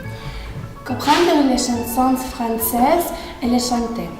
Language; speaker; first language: French; non-native, learner; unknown